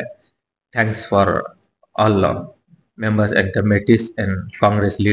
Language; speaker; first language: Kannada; non-native, local second language; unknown